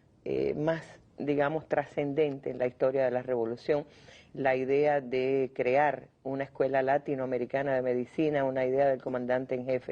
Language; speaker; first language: Spanish; native; Spanish